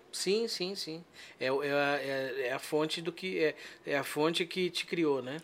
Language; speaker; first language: Portuguese; native; Portuguese